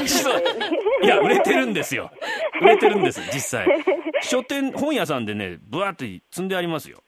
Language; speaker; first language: Japanese; native; Japanese